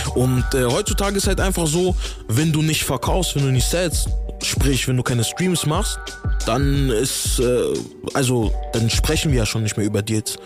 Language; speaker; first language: German; native; German